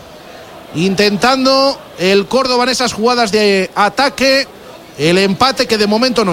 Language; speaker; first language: Spanish; native; Spanish